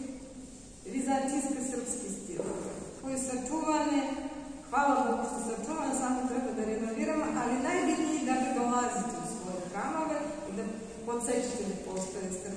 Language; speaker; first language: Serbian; non-native, fluent; Russian